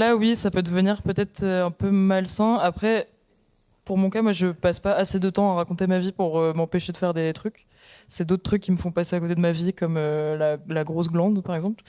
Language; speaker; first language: French; native; French